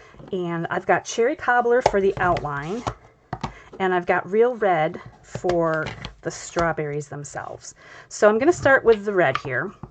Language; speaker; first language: English; native; English